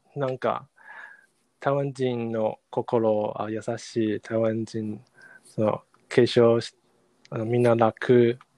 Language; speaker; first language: Japanese; non-native, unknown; Chinese